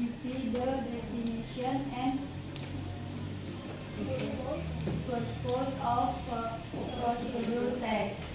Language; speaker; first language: English; non-native, learner; Indonesian